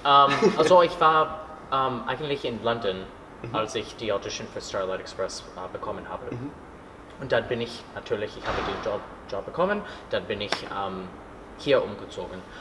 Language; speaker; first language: German; non-native, learner; English